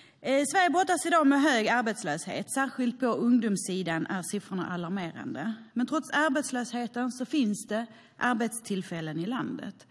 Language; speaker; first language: Swedish; native; Swedish